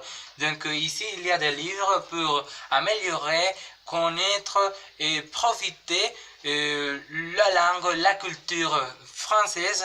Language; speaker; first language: French; non-native, learner; Spanish